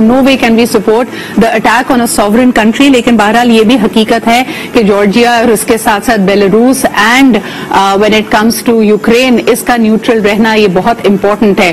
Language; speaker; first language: Urdu; native; Urdu